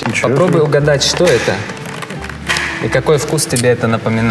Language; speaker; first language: Russian; native; Russian